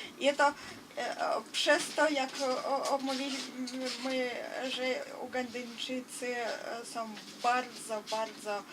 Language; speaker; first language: Polish; non-native, fluent; Russian